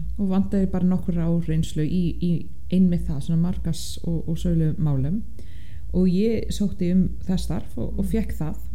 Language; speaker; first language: Icelandic; non-native, fluent; English